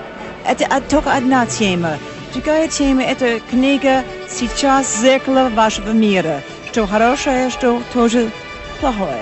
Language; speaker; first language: Russian; non-native, learner; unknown